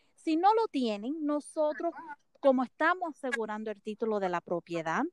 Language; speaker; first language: Spanish; early bilingual, heritage; Spanish